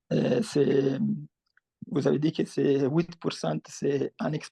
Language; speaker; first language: French; non-native, fluent; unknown